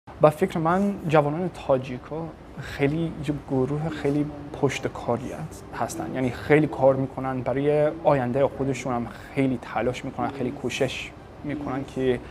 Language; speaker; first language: Persian; non-native, fluent; English